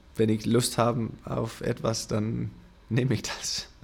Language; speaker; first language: German; non-native, fluent; Danish